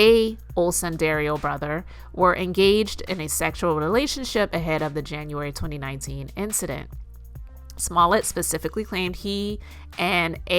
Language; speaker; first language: English; native; English